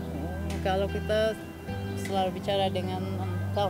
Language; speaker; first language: Indonesian; non-native, fluent; English